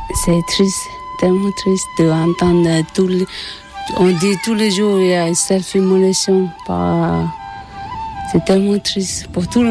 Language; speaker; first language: French; non-native, learner; Tibetan